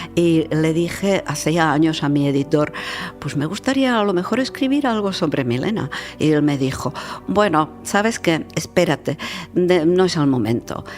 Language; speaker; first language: Spanish; non-native, fluent; Czech